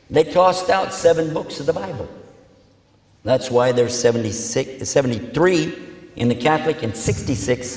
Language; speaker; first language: English; native; English